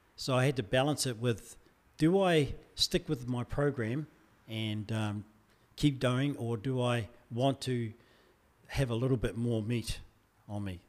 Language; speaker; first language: English; native; English